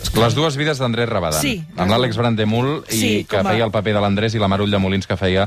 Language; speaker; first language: Catalan; native; Catalan